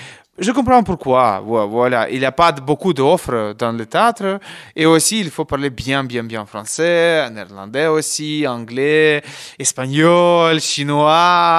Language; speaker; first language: French; non-native, learner; Ukrainian